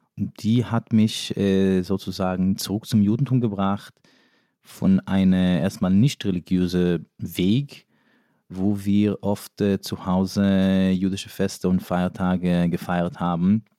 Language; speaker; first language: German; non-native, fluent; Yiddish